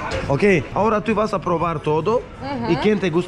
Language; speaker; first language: Spanish; non-native, learner; Swedish